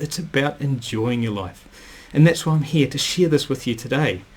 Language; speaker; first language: English; native; English